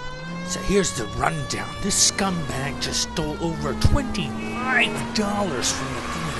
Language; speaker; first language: English; native; English